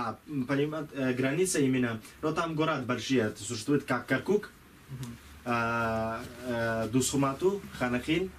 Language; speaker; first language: Russian; non-native, learner; Kurdish